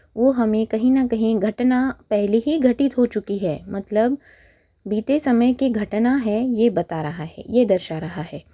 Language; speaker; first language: Hindi; non-native, local second language; Marathi